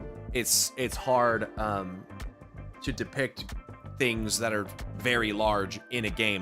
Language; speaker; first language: English; native; English